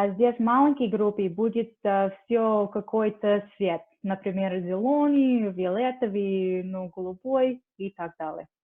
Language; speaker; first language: Russian; non-native, learner; English